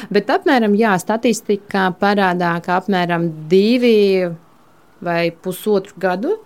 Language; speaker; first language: Latvian; non-native, local second language; Russian